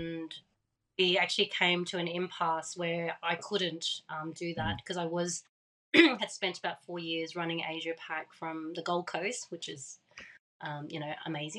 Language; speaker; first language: English; early bilingual, other home language; Thai